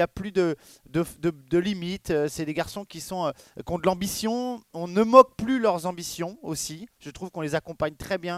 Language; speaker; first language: French; native; French